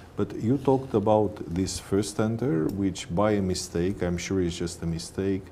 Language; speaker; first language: English; non-native, fluent; Romanian